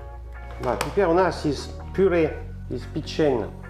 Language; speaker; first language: Russian; non-native, learner; French